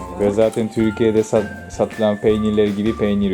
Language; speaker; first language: Turkish; non-native, fluent; Japanese